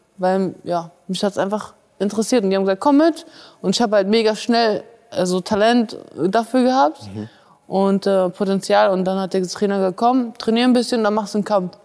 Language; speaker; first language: German; early bilingual, other home language; Russian